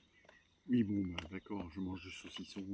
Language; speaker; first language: French; native; French